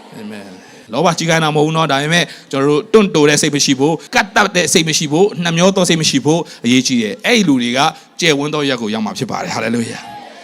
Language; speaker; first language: Burmese; non-native, local second language; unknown